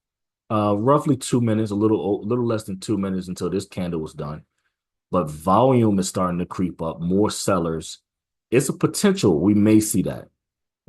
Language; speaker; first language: English; native; English